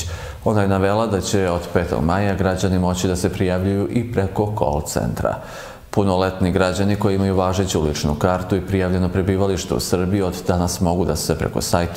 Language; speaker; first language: Serbian; native; Serbian